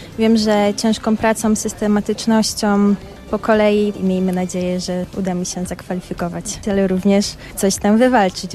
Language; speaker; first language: Polish; native; Polish